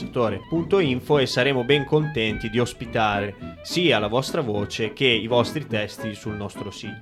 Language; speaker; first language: Italian; native; Italian